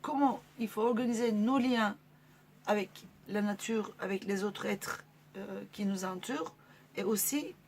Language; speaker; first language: French; non-native, fluent; Turkish